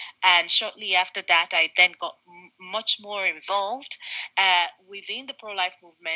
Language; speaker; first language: English; non-native, local second language; Igbo